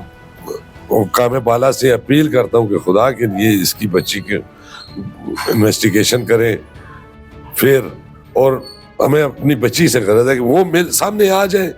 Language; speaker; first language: Urdu; non-native, local second language; Pashto